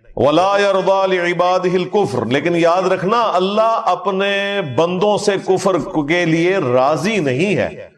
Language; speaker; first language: Urdu; non-native, local second language; Punjabi